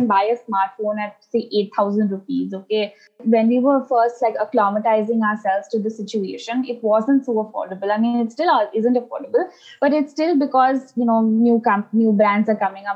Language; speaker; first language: English; non-native, local second language; Nepali